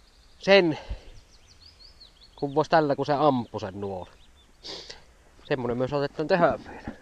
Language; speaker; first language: Finnish; native; Finnish